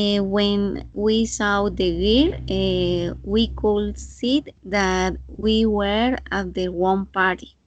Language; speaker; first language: English; non-native, learner; Spanish